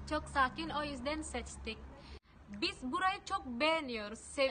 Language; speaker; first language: Turkish; non-native, fluent; Indonesian